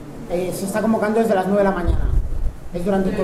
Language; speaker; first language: Spanish; native; Spanish